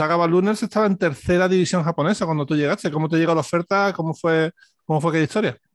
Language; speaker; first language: Spanish; native; Spanish